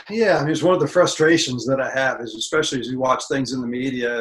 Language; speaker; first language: English; native; English